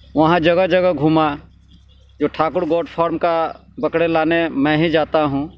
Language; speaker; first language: Hindi; native; Hindi